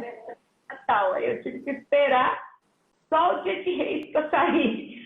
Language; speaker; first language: Portuguese; native; Portuguese